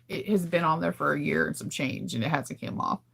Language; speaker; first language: English; native; English